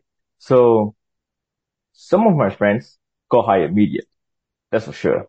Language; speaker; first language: English; non-native, fluent; Burmese